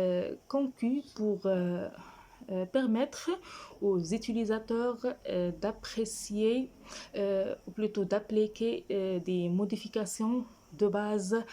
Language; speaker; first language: French; non-native, fluent; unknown